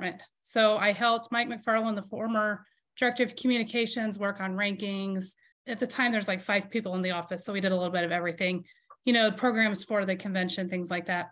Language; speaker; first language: English; native; English